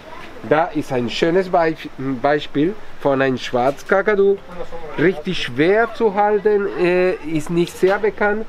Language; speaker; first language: German; non-native, fluent; Spanish